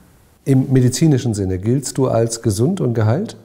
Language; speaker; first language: German; native; German